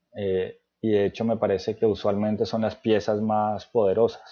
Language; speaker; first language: Spanish; native; Spanish